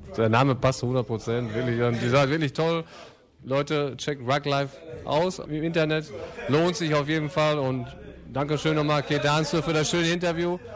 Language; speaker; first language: German; native; German